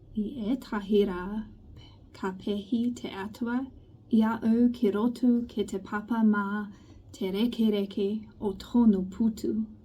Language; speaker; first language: Māori; non-native, local second language; English